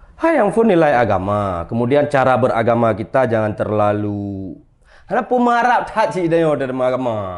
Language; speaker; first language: Indonesian; non-native, local second language; Achinese